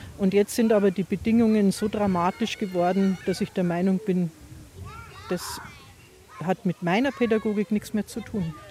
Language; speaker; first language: German; native; German